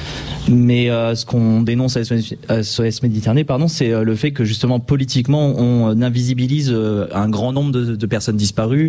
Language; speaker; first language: French; native; French